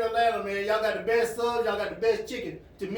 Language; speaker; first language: English; native; English